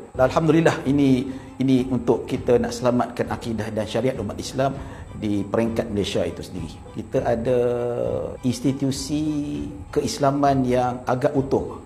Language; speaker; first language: Malay; native; Malay